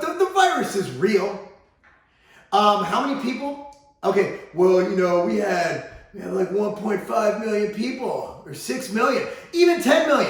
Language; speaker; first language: English; native; English